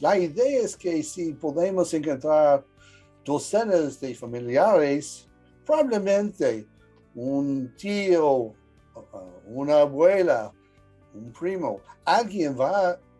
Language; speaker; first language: Spanish; early bilingual, heritage; English